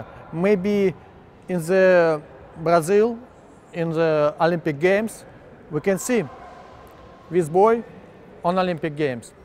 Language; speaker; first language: English; non-native, learner; Russian